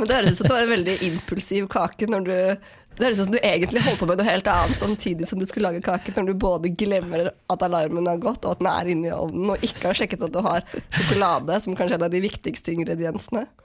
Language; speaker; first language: Norwegian; native; Norwegian